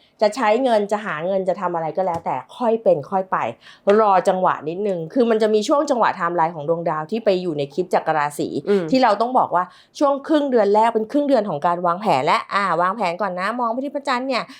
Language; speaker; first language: Thai; native; Thai